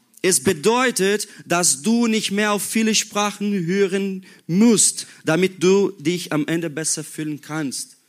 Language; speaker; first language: German; non-native, learner; Portuguese